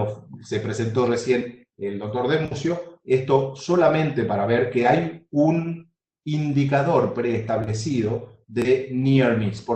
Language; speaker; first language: Spanish; native; Spanish